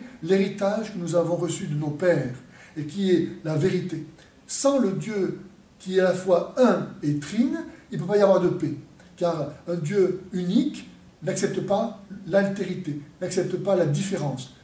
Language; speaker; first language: French; native; French